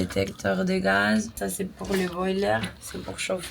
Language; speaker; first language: French; non-native, fluent; Spanish